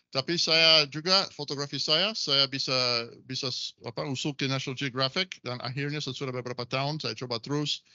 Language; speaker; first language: Indonesian; non-native, fluent; English